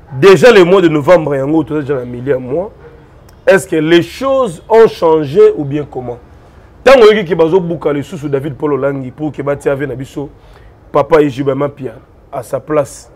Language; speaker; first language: French; non-native, local second language; Lingala